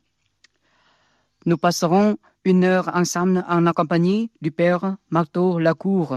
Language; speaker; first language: French; non-native, fluent; Vietnamese